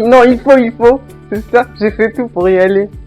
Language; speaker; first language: French; non-native, fluent; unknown